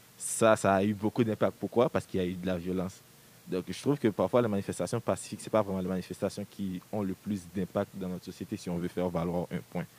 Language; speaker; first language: French; early bilingual, other home language; Haitian Creole